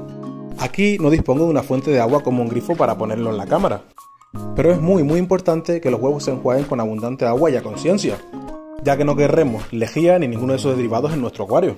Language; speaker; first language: Spanish; native; Spanish